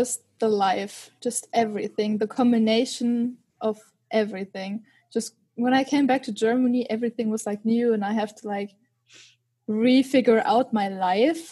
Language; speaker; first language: English; non-native, fluent; German